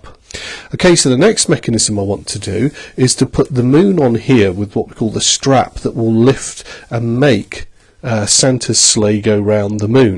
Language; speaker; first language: English; native; English